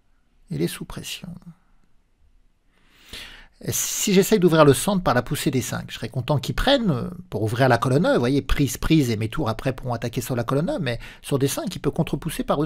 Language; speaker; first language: French; native; French